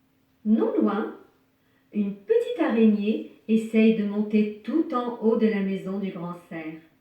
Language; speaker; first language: French; native; French